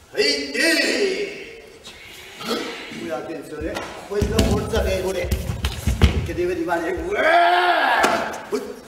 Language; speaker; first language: Italian; non-native, learner; Japanese